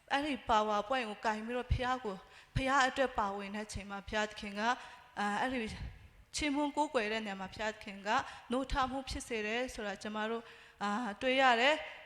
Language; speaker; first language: Burmese; non-native, local second language; Hakha Chin